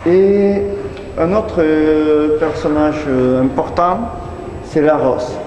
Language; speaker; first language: French; non-native, learner; Spanish